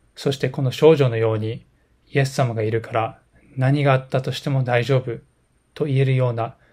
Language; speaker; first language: Japanese; native; Japanese